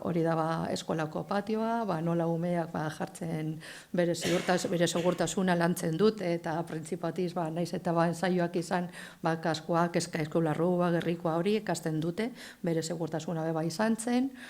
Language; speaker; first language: Basque; non-native, local second language; Spanish